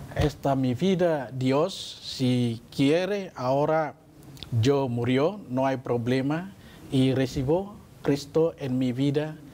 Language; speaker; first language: Spanish; non-native, learner; Indonesian